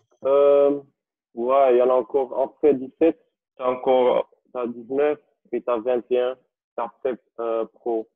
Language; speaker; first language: French; non-native, local second language; Dutch